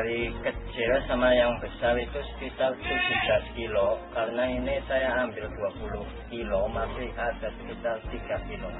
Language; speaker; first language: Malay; non-native, local second language; Javanese